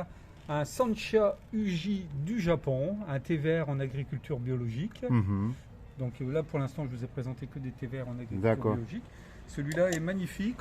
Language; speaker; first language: French; native; French